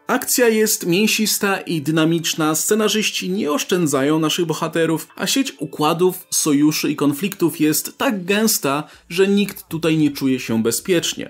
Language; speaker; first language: Polish; native; Polish